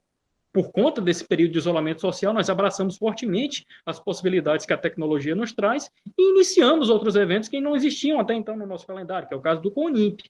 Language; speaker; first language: Portuguese; native; Portuguese